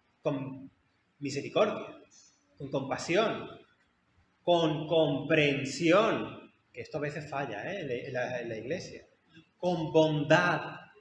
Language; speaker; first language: Spanish; native; Spanish